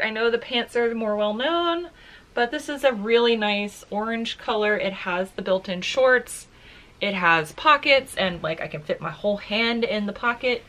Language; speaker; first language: English; native; English